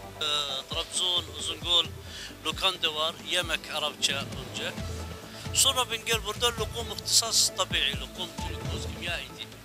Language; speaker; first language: Turkish; non-native, learner; Arabic